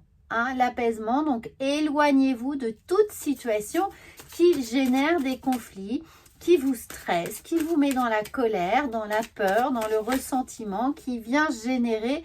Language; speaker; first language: French; native; French